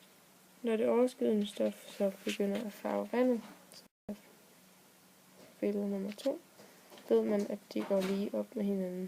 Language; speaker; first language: Danish; native; Danish